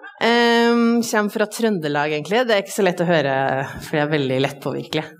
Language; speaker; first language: Norwegian; native; Norwegian